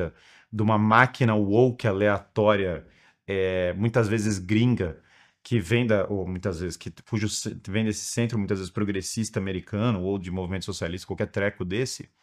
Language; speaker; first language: Portuguese; native; Portuguese